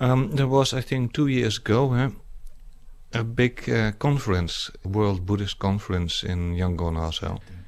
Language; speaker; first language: English; non-native, fluent; Dutch